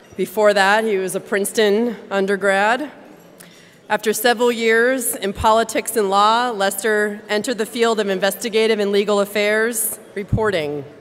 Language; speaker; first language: English; native; English